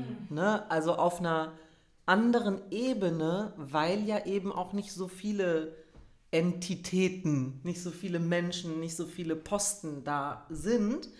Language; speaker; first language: German; native; German